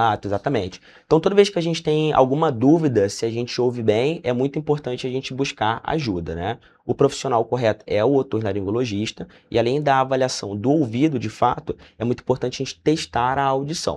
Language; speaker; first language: Portuguese; native; Portuguese